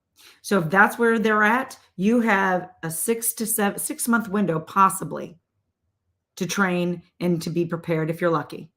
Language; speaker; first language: English; native; English